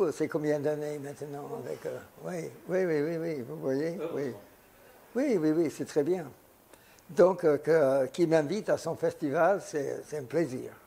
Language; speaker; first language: French; non-native, fluent; English